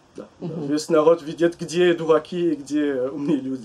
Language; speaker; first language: Russian; non-native, learner; French